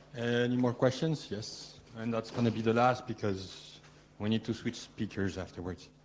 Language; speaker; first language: English; non-native, fluent; French